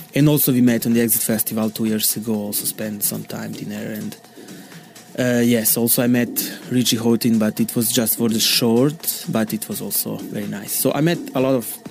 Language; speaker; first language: English; non-native, learner; Bosnian